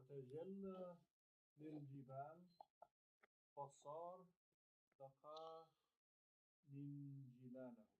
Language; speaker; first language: Arabic; non-native, learner; English